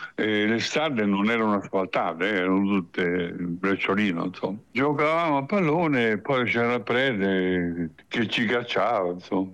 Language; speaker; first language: Italian; native; Italian